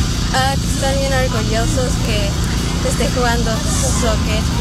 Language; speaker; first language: Spanish; early bilingual, other home language; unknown